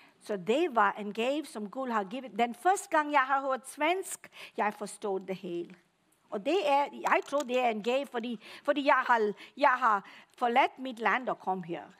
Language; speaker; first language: Danish; non-native, fluent; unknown